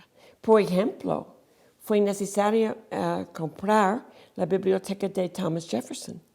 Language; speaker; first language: Spanish; non-native, fluent; English